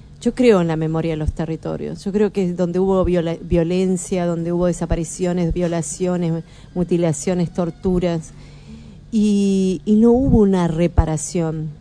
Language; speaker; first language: Spanish; native; Spanish